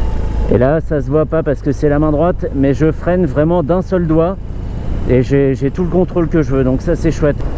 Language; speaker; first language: French; native; French